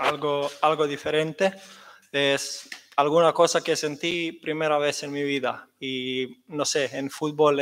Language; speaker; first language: Spanish; non-native, fluent; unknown